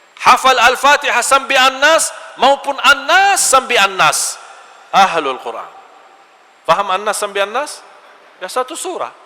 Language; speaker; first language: Malay; non-native, fluent; Arabic